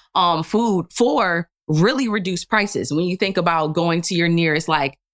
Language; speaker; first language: English; early bilingual, other home language; Yoruba